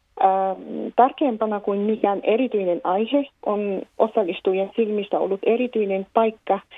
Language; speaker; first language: Finnish; non-native, fluent; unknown